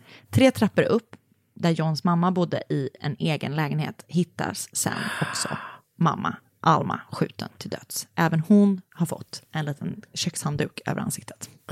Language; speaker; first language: Swedish; native; Swedish